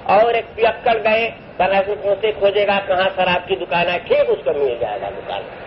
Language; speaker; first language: Hindi; non-native, local second language; Bangla